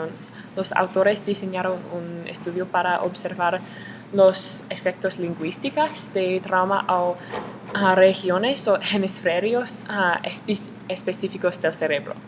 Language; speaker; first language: Spanish; non-native, learner; English